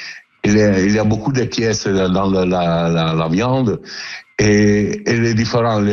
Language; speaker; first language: French; non-native, learner; Italian